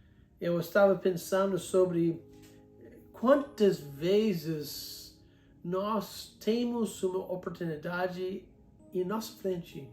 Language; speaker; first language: Portuguese; non-native, fluent; English